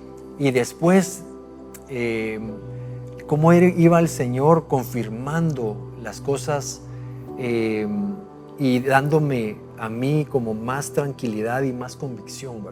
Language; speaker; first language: Spanish; native; Spanish